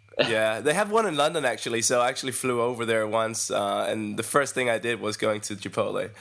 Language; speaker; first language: English; non-native, fluent; Danish